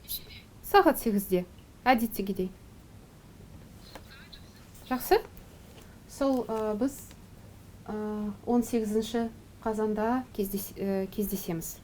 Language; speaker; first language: Kazakh; non-native, local second language; Russian